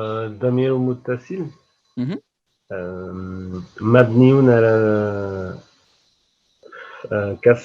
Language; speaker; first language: Arabic; non-native, learner; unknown